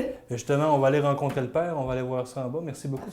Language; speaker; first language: French; native; French